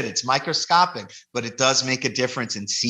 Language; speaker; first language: English; native; English